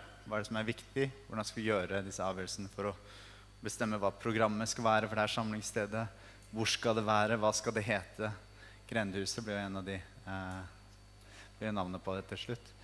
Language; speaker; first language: Norwegian; native; Norwegian